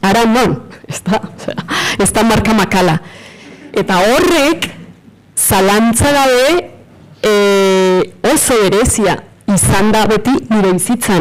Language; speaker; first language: Basque; non-native, fluent; Spanish